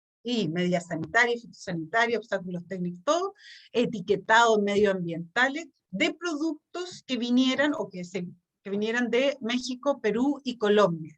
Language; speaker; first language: Spanish; native; Spanish